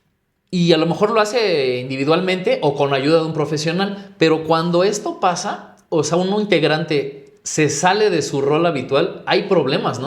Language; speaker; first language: Spanish; native; Spanish